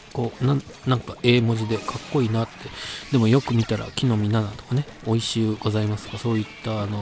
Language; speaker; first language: Japanese; native; Japanese